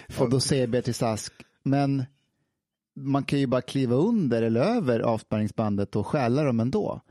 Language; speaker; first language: Swedish; early bilingual, other home language; Persian